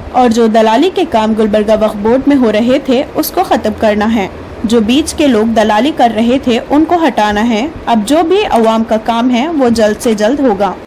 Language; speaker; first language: Hindi; non-native, local second language; Urdu